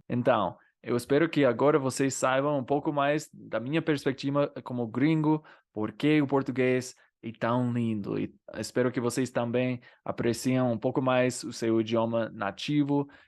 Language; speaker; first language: Portuguese; non-native, fluent; English